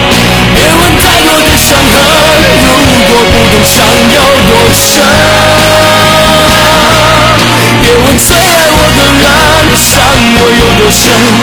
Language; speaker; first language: Chinese; native; Chinese